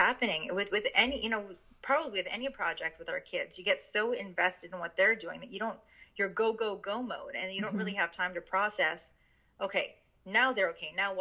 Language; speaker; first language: English; early bilingual, other home language; Japanese